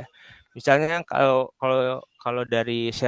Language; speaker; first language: Indonesian; native; Indonesian